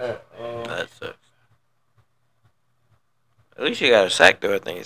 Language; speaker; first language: English; native; English